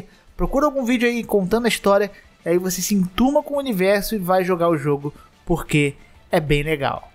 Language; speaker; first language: Portuguese; native; Portuguese